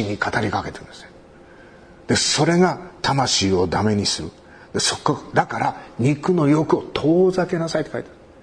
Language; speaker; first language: Japanese; native; Japanese